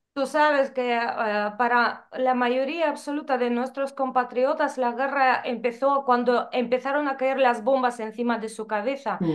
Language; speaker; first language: Spanish; non-native, fluent; Ukrainian